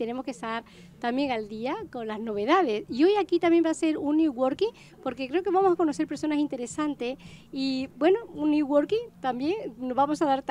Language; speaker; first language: Spanish; native; Spanish